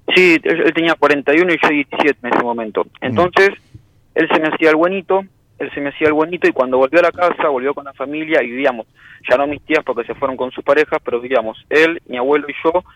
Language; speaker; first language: Spanish; native; Spanish